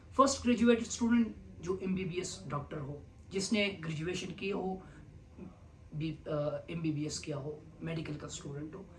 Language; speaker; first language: Urdu; non-native, local second language; Pashto